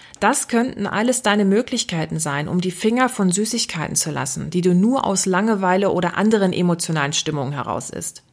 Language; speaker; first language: German; native; German